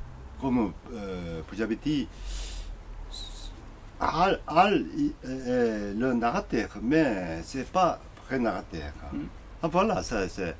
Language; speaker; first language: French; non-native, learner; Korean